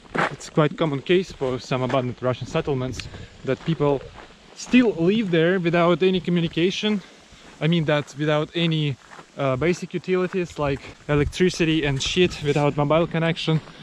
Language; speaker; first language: English; non-native, fluent; Russian